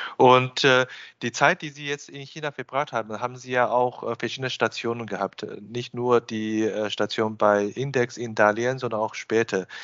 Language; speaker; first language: German; non-native, fluent; Chinese